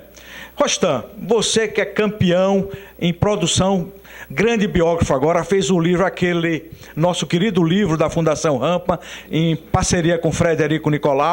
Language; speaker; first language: Portuguese; native; Portuguese